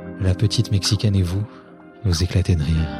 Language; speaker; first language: French; native; French